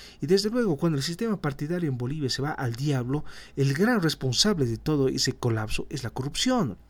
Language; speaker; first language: Spanish; native; Spanish